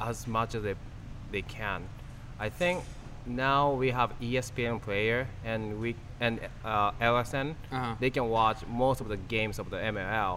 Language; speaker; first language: English; non-native, learner; Japanese